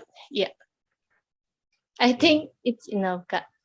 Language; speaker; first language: English; non-native, learner; Indonesian